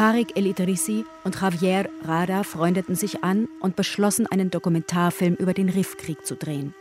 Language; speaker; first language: German; native; German